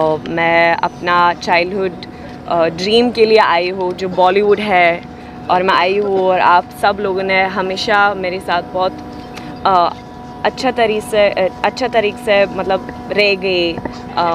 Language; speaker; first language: Hindi; non-native, fluent; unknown